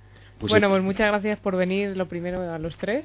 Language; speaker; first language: Spanish; native; Spanish